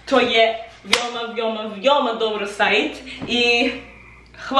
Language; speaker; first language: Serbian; non-native, learner; English